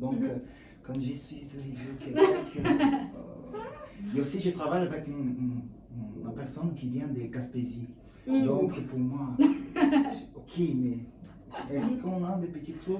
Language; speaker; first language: French; non-native, learner; Portuguese